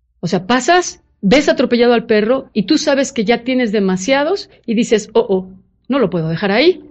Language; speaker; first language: Spanish; native; Spanish